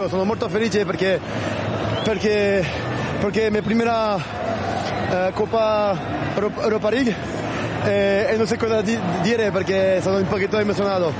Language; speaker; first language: Italian; non-native, learner; Spanish